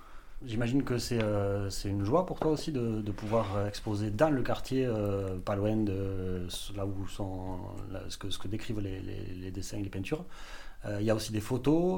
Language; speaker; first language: French; native; French